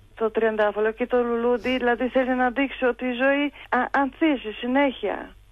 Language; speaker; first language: Greek; non-native, fluent; Polish